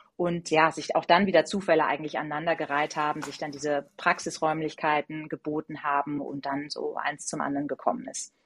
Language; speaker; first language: German; native; German